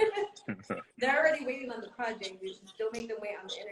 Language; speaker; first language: English; native; English